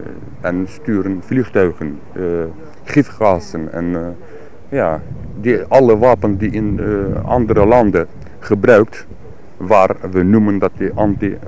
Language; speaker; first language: Dutch; non-native, learner; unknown